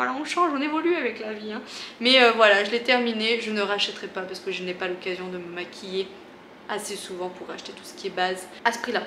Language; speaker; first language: French; native; French